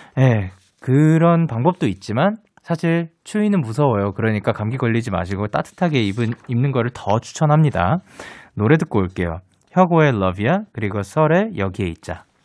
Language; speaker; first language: Korean; native; Korean